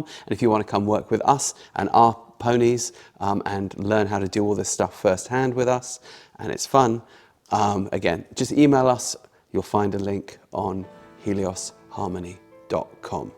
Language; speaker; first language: English; native; English